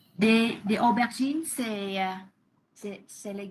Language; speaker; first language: French; non-native, learner; Vietnamese